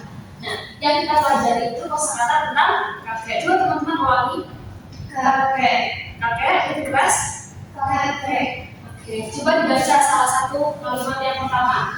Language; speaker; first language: Indonesian; native; Indonesian